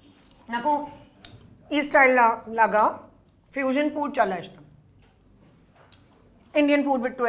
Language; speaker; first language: Telugu; non-native, learner; Hindi